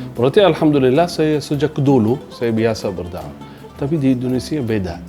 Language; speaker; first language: Indonesian; non-native, fluent; Arabic